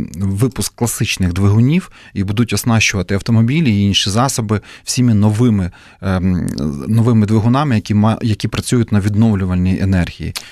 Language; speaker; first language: Ukrainian; native; Ukrainian